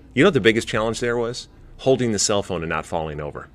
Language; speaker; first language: English; native; English